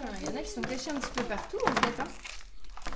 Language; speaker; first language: French; native; French